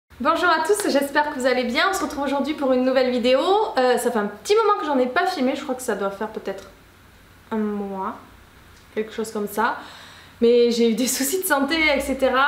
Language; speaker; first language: French; native; French